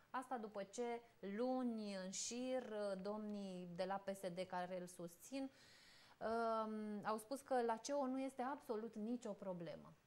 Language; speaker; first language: Romanian; native; Romanian